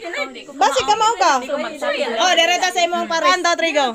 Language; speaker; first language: Cebuano; native; Cebuano